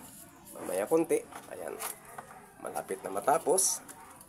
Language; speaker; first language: Filipino; native; Filipino